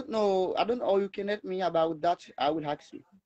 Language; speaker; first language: English; non-native, learner; Haitian Creole